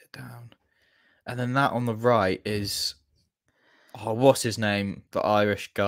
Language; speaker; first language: English; native; English